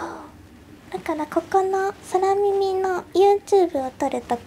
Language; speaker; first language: Japanese; native; Japanese